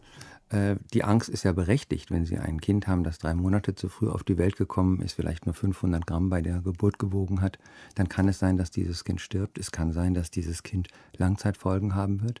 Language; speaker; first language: German; native; German